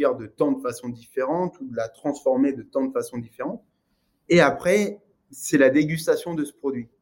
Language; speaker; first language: French; native; French